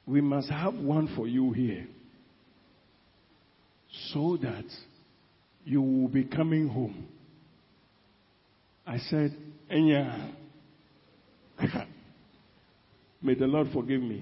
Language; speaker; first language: English; non-native, local second language; Akan